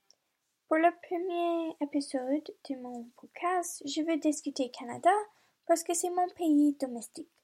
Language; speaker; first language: French; non-native, learner; English